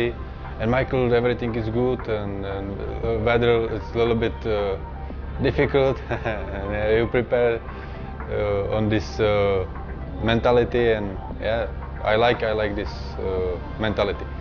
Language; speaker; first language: English; non-native, learner; Czech